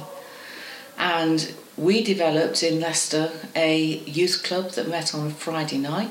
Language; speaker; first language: English; non-native, local second language; Estonian